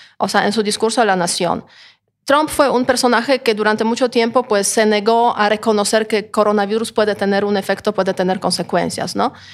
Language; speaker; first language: Spanish; non-native, fluent; Polish